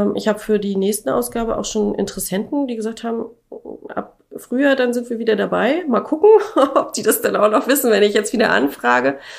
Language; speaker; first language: German; native; German